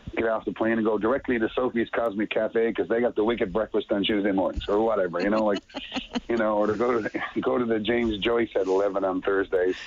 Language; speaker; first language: English; native; English